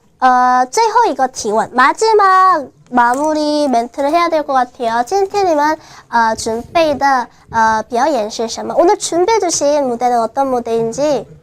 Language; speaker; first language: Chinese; non-native, learner; Korean